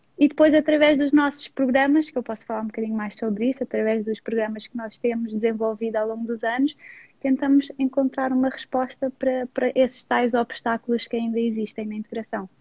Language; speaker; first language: Portuguese; non-native, fluent; English